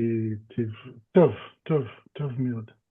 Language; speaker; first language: Hebrew; non-native, learner; French